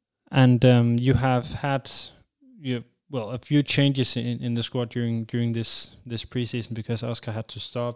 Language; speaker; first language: English; non-native, fluent; Danish